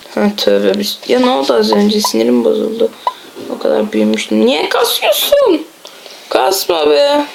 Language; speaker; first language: Turkish; native; Turkish